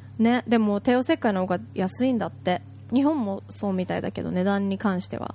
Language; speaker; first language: Japanese; early bilingual, heritage; Japanese